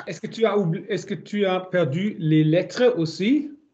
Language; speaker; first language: French; non-native, learner; German